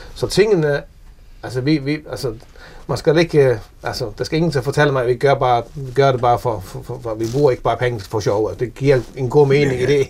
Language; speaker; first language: Danish; non-native, local second language; Faroese